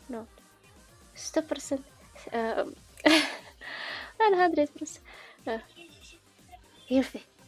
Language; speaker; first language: English; non-native, learner; Czech